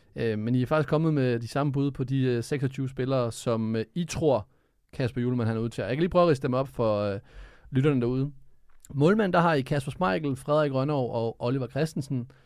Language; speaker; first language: Danish; early bilingual, other home language; Serbian